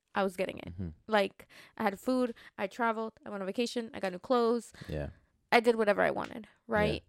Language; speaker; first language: English; early bilingual, other home language; Spanish